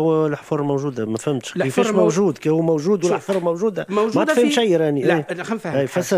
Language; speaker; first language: Arabic; native; Arabic